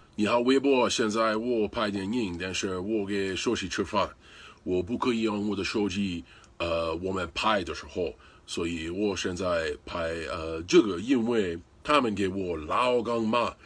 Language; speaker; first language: Chinese; non-native, learner; English